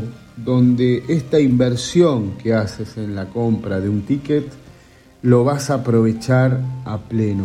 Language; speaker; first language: Spanish; native; Spanish